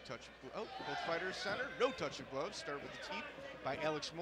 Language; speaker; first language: English; native; English